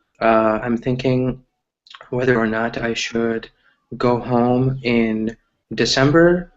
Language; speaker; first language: English; early bilingual, other home language; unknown